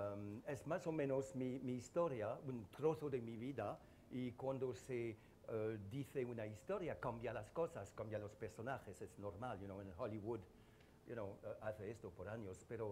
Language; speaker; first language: Spanish; non-native, learner; French